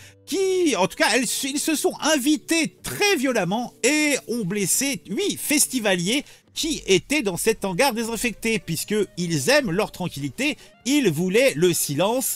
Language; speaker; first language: French; native; French